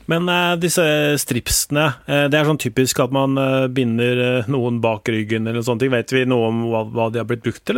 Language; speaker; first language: Norwegian; native; Norwegian